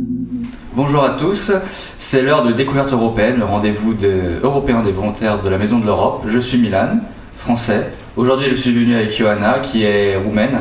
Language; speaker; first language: French; native; French